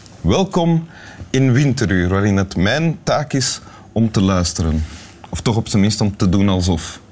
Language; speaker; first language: Dutch; native; Dutch